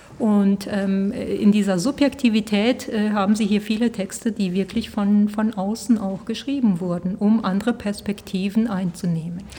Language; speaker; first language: German; early bilingual, heritage; Spanish